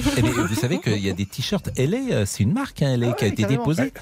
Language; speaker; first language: French; native; French